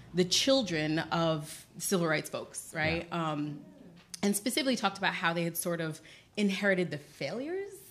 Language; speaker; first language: English; native; English